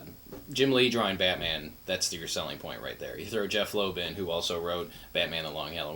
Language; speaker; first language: English; native; English